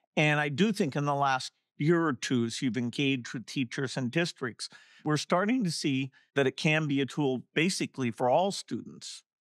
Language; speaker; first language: English; native; English